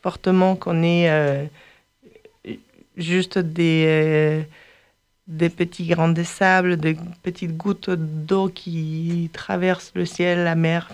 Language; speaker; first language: French; non-native, fluent; Spanish